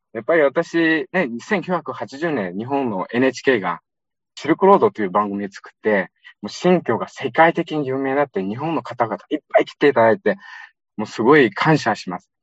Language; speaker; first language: Japanese; non-native, fluent; Uyghur